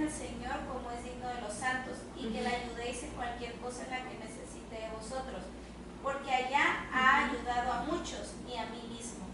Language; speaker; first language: Spanish; native; Spanish